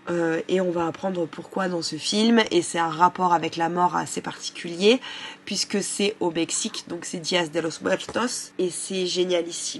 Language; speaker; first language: French; native; French